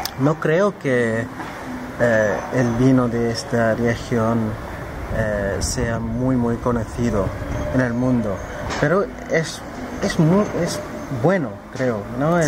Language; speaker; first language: Spanish; non-native, fluent; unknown